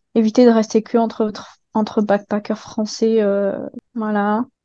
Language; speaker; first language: French; native; French